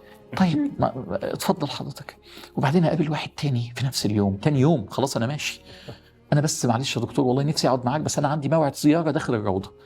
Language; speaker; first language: Arabic; native; Arabic